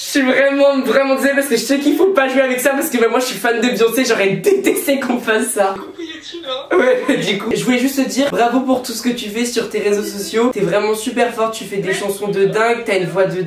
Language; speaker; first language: French; native; French